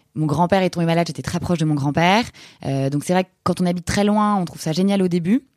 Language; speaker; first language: French; native; French